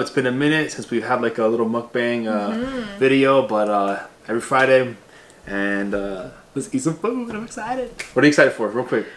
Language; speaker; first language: English; early bilingual, other home language; Spanish